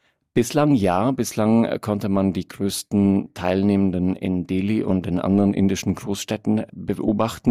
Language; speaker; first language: German; native; German